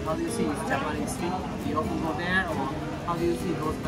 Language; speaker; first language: English; non-native, learner; Japanese